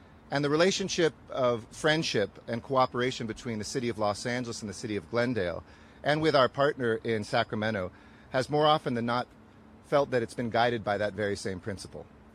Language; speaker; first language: English; native; English